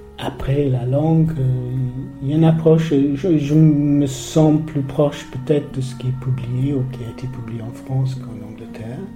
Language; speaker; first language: French; non-native, fluent; English